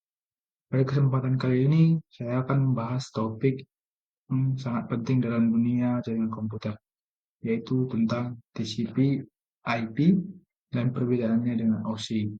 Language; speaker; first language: Indonesian; native; Indonesian